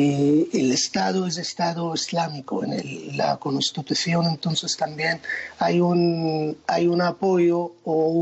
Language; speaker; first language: Spanish; non-native, fluent; Arabic